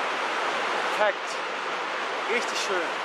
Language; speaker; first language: German; native; German